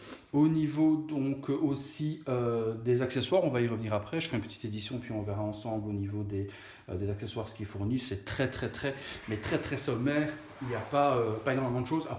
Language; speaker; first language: French; native; French